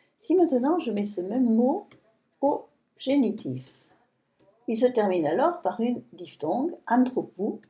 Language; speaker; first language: French; native; French